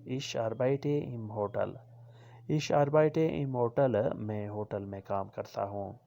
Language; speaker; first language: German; non-native, fluent; Urdu